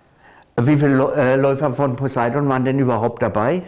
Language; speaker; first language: German; native; German